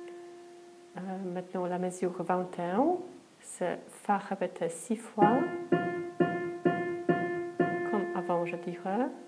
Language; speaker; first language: French; non-native, fluent; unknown